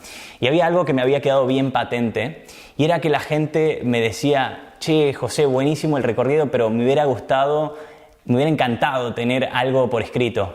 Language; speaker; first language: Spanish; native; Spanish